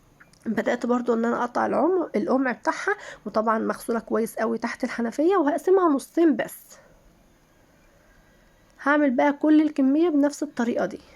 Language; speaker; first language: Arabic; native; Arabic